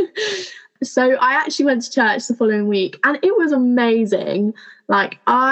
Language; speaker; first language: English; native; English